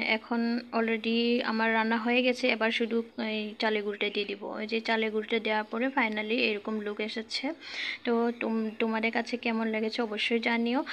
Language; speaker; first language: Bangla; non-native, local second language; Garo